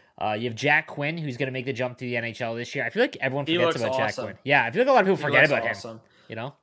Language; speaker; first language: English; native; English